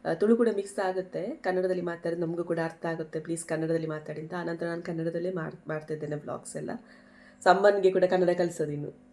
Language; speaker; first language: Kannada; non-native, local second language; Tulu